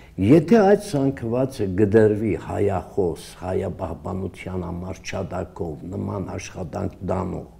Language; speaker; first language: Armenian; early bilingual, heritage; Armenian